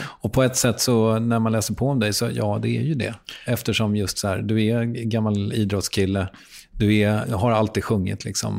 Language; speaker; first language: Swedish; native; Swedish